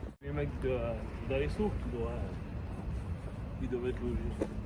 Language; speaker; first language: French; native; French